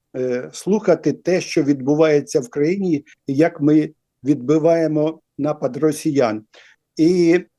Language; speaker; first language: Ukrainian; native; Ukrainian